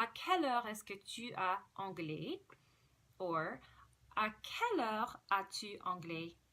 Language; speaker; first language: French; non-native, fluent; English